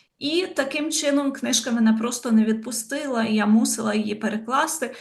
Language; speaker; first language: Ukrainian; native; Ukrainian